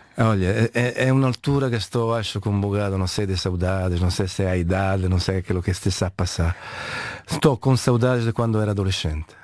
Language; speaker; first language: Portuguese; non-native, fluent; Italian